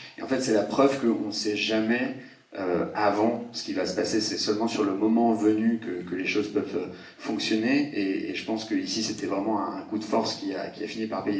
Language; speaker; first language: French; native; French